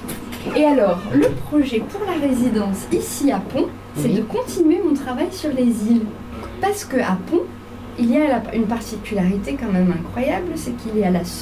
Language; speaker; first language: French; native; French